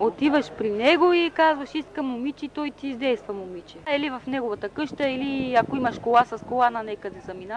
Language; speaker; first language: Bulgarian; native; Bulgarian